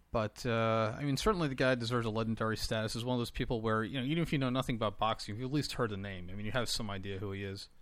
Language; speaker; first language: English; native; English